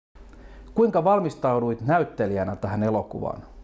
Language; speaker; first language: Finnish; native; Finnish